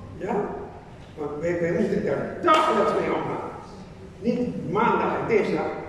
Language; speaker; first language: Dutch; non-native, fluent; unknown